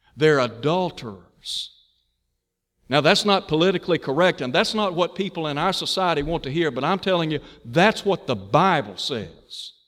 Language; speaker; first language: English; native; English